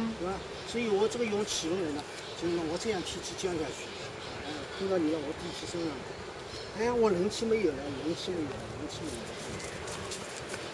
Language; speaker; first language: Chinese; native; Chinese